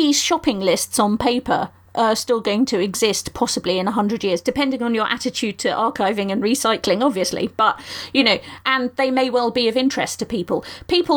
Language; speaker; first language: English; native; English